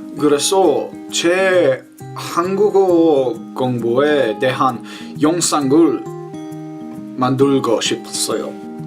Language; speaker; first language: Korean; non-native, learner; English